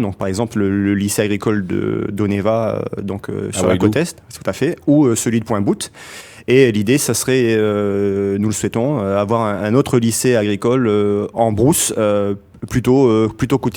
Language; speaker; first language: French; native; French